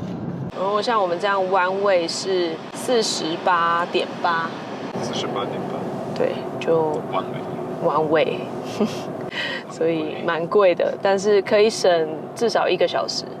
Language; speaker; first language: Chinese; native; Chinese